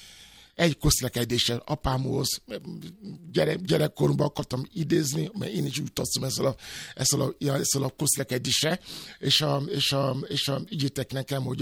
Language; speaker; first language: Hungarian; non-native, fluent; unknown